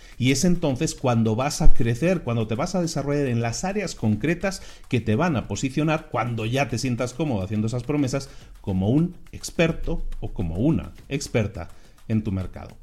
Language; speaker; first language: Spanish; native; Spanish